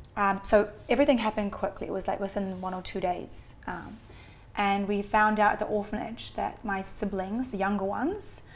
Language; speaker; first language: English; native; English